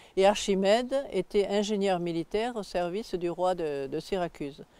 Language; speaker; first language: French; native; French